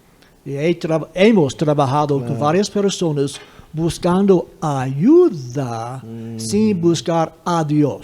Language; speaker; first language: Spanish; non-native, fluent; English